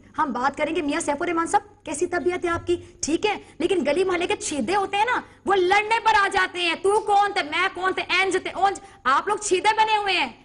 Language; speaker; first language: Urdu; native; Urdu